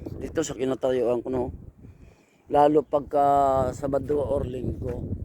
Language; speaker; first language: Filipino; non-native, local second language; Hiligaynon